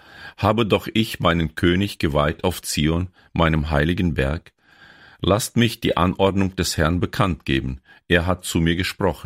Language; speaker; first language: German; native; German